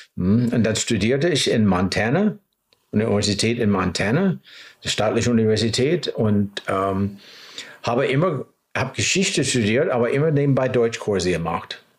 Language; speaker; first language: German; non-native, fluent; English